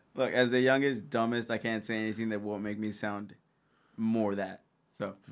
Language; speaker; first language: English; early bilingual, other home language; Spanish